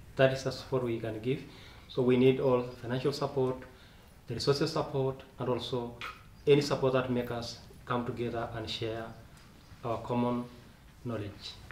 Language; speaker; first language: English; non-native, local second language; Masai